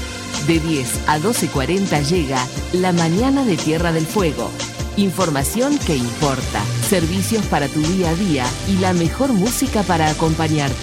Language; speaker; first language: Spanish; native; Spanish